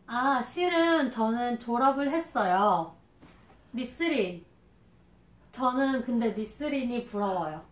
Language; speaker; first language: Korean; non-native, fluent; Arabic